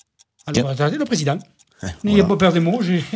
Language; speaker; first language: French; native; French